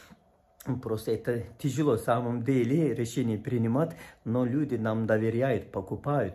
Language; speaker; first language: Russian; non-native, fluent; Turkish